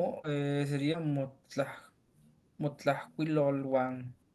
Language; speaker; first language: Spanish; native; Spanish